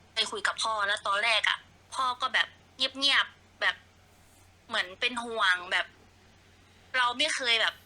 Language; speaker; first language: Thai; native; Thai